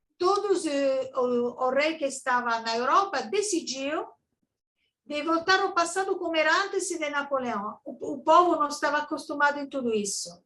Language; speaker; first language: Portuguese; non-native, learner; Italian